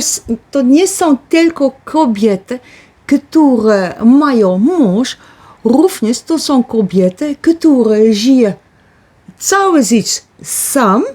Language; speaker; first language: Polish; early bilingual, heritage; Polish